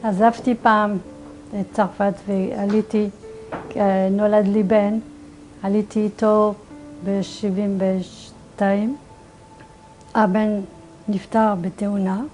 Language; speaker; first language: Hebrew; non-native, fluent; French